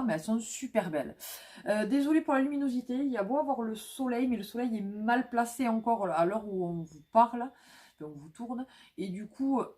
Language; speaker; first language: French; native; French